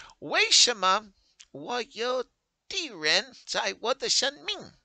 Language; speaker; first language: Chinese; non-native, learner; English